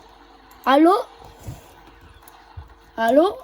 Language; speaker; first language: French; native; French